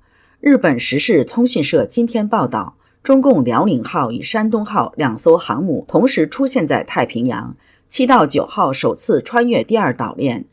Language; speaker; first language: Chinese; native; Chinese